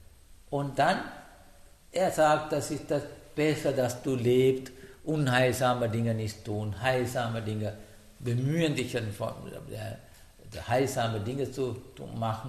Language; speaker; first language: German; non-native, learner; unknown